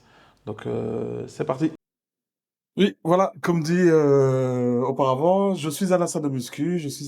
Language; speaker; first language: French; native; French